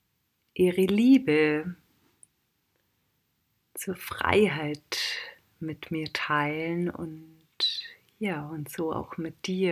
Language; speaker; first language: German; native; German